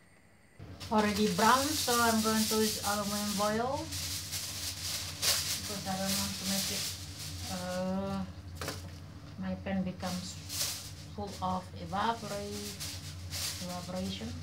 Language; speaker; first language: English; non-native, learner; Indonesian